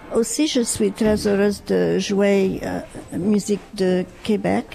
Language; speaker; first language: French; non-native, fluent; English